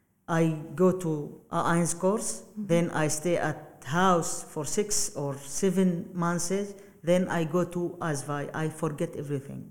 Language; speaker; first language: English; non-native, learner; Arabic